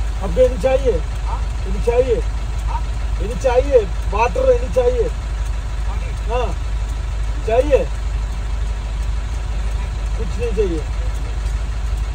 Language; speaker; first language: Hindi; non-native, local second language; Malayalam